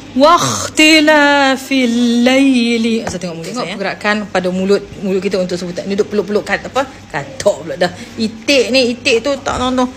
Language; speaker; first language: Malay; native; Malay